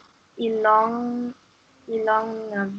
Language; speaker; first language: French; non-native, learner; English